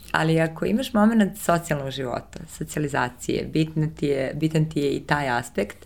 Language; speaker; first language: Serbian; early bilingual, heritage; Serbian